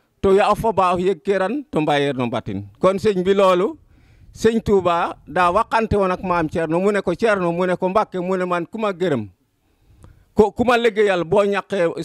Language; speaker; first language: Wolof; non-native, local second language; Serer